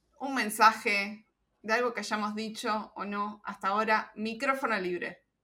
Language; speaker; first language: Spanish; native; Spanish